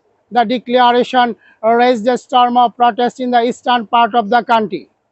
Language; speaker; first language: English; non-native, local second language; Bangla